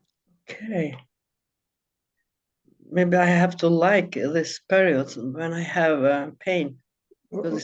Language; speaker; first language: English; non-native, learner; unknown